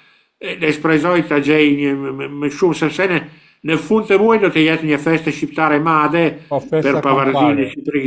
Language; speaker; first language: Albanian; non-native, learner; Italian